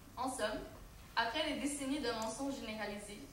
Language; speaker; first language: French; native; French